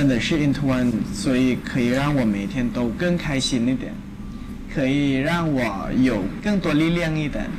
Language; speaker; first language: Chinese; non-native, learner; Thai